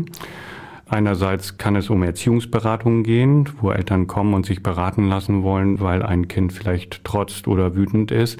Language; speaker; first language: German; native; German